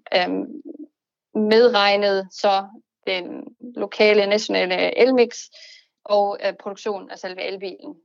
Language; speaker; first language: Danish; non-native, fluent; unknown